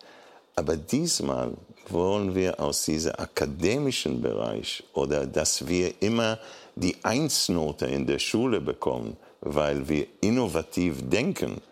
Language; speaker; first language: German; non-native, fluent; Hebrew